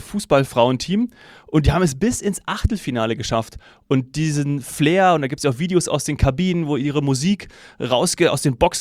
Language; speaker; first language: German; native; German